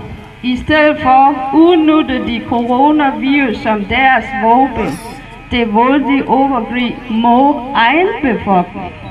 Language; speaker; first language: Danish; non-native, learner; Burmese